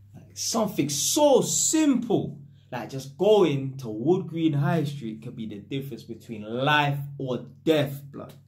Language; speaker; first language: English; native; English